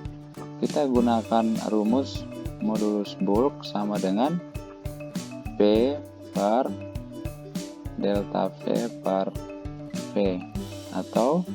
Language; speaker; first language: Indonesian; native; Indonesian